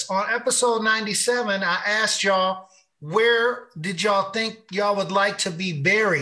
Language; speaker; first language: English; native; English